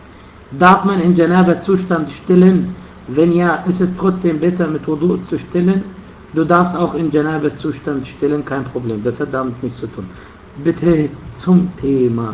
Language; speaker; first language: German; non-native, fluent; Arabic